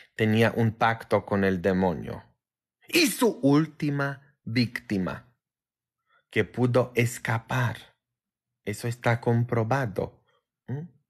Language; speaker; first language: Spanish; non-native, fluent; Polish